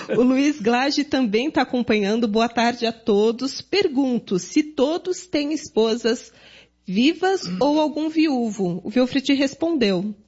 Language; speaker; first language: Portuguese; native; Portuguese